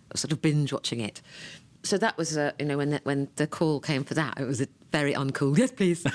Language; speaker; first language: English; native; English